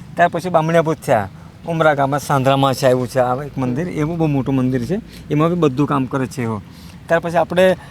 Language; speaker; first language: Gujarati; non-native, local second language; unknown